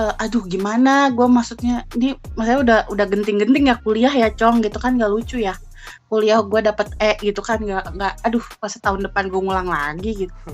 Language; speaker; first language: Indonesian; native; Indonesian